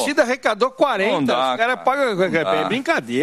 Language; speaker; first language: Portuguese; native; Portuguese